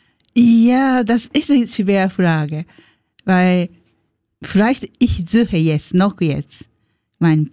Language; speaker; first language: German; non-native, learner; Japanese